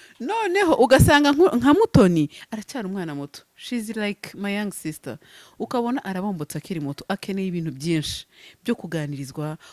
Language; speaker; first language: Kinyarwanda; native; Kinyarwanda